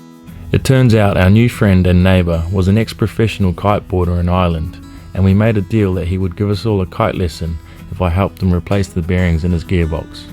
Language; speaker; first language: English; native; English